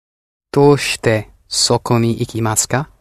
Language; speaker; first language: Japanese; non-native, learner; English